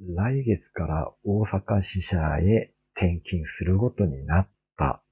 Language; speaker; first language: Japanese; non-native, fluent; Korean